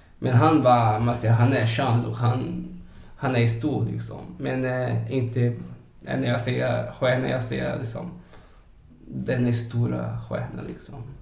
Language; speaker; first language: Swedish; non-native, fluent; Portuguese